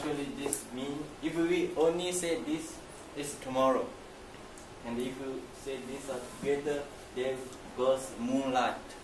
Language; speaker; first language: English; non-native, learner; Chinese